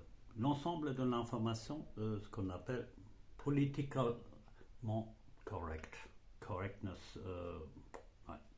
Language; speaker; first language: French; non-native, fluent; German